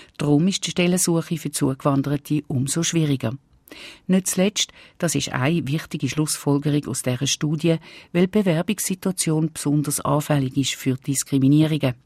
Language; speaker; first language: German; native; German